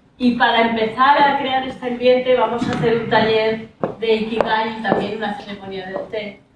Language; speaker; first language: Spanish; native; Spanish